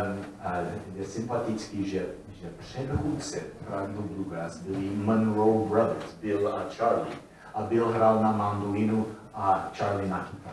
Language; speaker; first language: Czech; non-native, learner; English